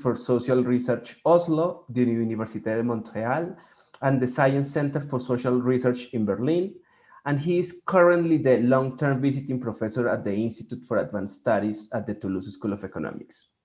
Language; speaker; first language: English; non-native, fluent; Spanish